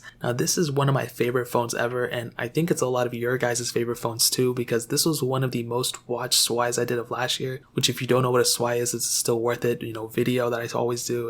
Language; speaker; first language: English; native; English